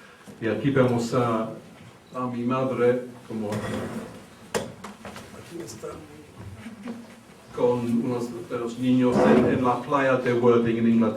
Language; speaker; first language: Spanish; early bilingual, heritage; English